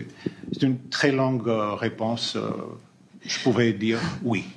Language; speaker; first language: French; non-native, fluent; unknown